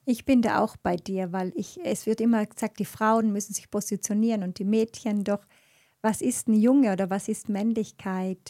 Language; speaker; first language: German; native; German